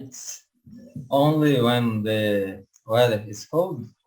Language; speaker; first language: English; non-native, learner; Portuguese